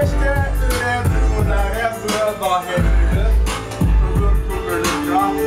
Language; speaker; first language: Norwegian; non-native, local second language; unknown